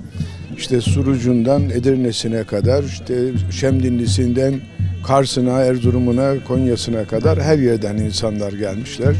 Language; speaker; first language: Turkish; native; Turkish